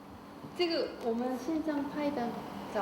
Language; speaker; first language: Chinese; non-native, learner; Korean